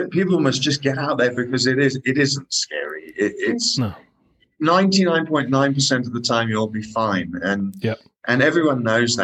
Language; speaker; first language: English; native; English